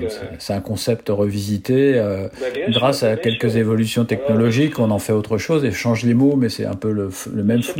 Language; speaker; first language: French; native; French